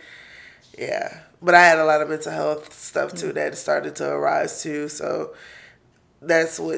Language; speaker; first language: English; native; English